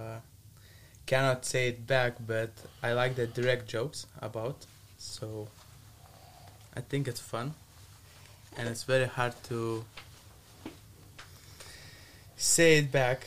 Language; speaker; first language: English; non-native, learner; Lithuanian